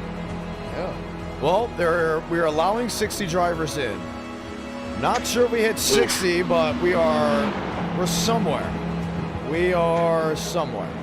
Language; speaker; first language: English; native; English